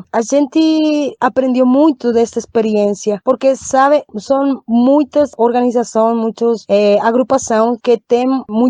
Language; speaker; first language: Portuguese; non-native, learner; Spanish